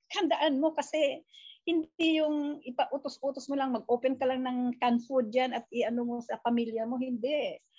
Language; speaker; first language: Filipino; non-native, local second language; Cebuano